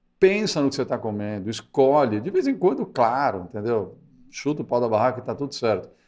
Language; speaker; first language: Portuguese; early bilingual, other home language; Spanish